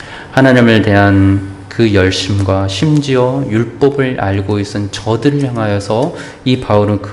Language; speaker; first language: Korean; native; Korean